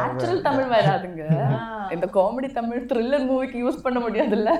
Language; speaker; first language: Tamil; non-native, learner; Malayalam